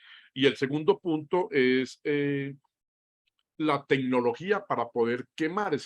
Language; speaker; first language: Spanish; native; Spanish